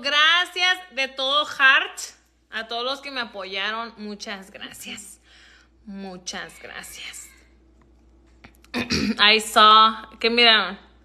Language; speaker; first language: Spanish; early bilingual, heritage; Spanish